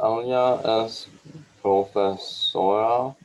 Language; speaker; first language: Spanish; non-native, learner; English